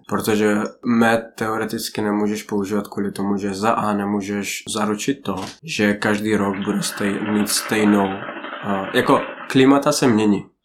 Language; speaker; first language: Czech; non-native, fluent; Russian